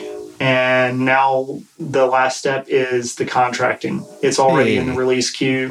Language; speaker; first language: English; native; English